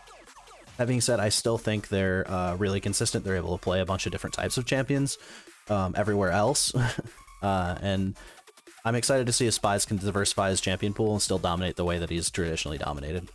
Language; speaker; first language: English; native; English